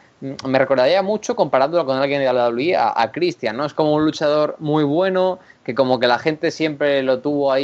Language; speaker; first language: Spanish; native; Spanish